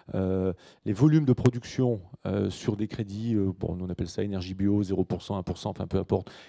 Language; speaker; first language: French; native; French